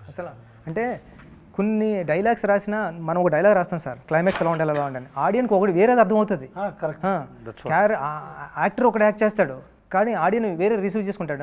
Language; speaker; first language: Telugu; native; Telugu